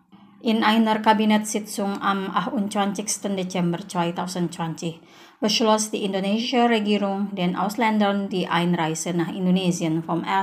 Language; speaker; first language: German; non-native, fluent; Indonesian